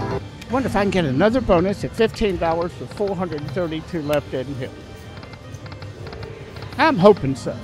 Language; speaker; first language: English; native; English